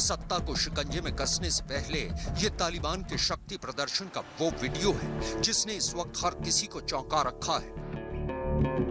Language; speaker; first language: Hindi; native; Hindi